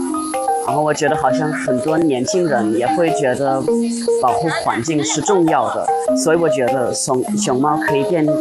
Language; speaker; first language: Chinese; non-native, fluent; German